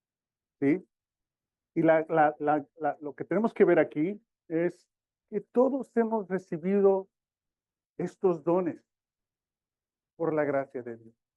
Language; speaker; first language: Spanish; early bilingual, heritage; Spanish